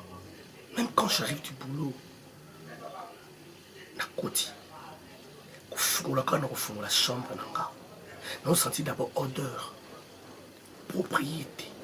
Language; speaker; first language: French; non-native, local second language; Lingala